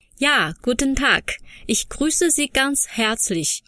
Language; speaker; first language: German; non-native, fluent; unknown